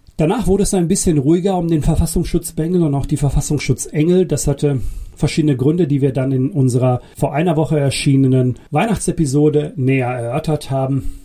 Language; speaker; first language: German; early bilingual, other home language; Bosnian